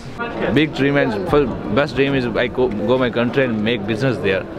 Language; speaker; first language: English; non-native, learner; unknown